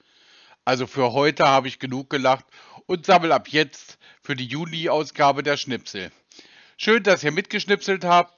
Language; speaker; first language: German; native; German